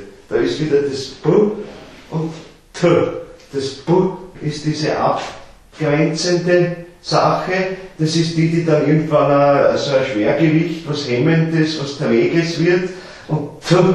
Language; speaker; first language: German; native; German